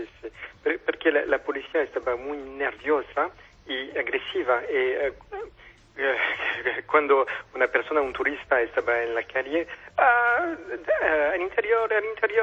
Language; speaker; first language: Spanish; non-native, fluent; French